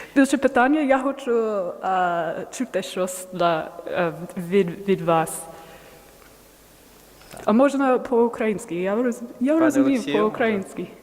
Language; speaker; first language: Ukrainian; non-native, learner; English